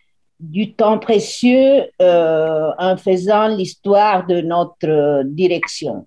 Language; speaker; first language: French; non-native, fluent; Italian